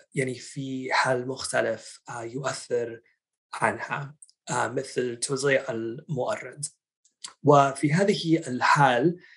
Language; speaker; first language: Arabic; non-native, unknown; English